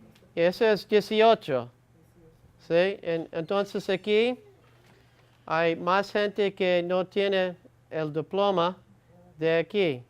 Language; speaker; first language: Spanish; non-native, learner; English